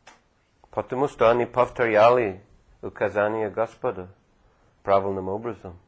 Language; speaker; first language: Russian; non-native, fluent; English